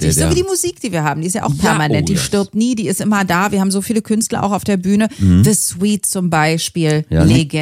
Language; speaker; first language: German; native; German